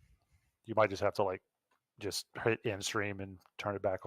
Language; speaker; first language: English; native; English